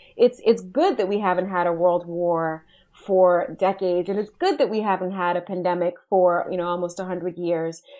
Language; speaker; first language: English; native; English